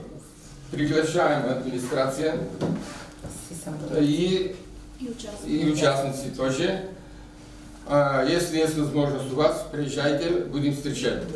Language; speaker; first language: Russian; non-native, learner; Bulgarian